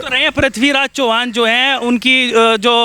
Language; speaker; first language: Hindi; native; Hindi